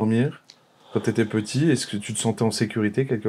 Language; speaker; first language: French; native; French